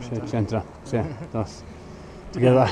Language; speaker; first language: Spanish; non-native, learner; English